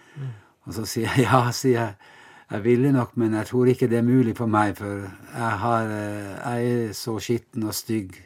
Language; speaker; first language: Norwegian; native; Norwegian